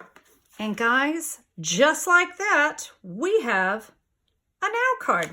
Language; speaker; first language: English; native; English